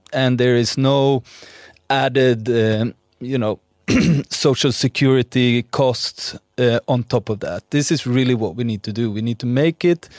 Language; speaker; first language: English; non-native, fluent; Swedish